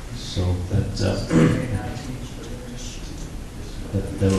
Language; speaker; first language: English; native; English